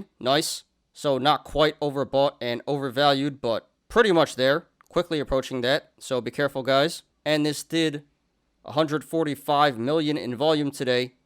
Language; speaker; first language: English; native; English